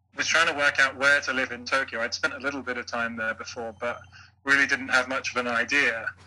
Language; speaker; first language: English; native; English